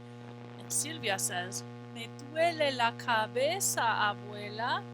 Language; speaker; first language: Spanish; non-native, fluent; English